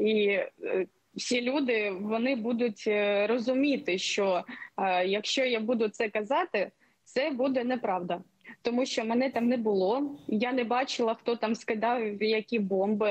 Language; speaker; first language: Ukrainian; non-native, local second language; Russian